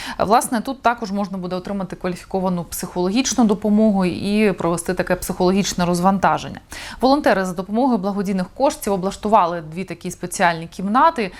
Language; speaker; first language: Ukrainian; native; Ukrainian